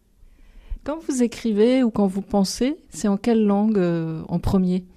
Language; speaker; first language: French; native; French